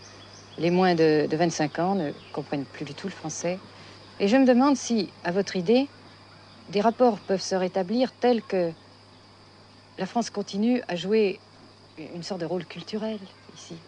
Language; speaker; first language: French; native; French